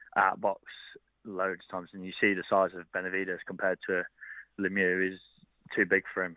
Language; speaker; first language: English; native; English